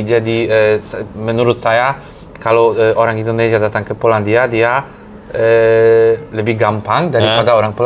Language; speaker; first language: Indonesian; non-native, fluent; Polish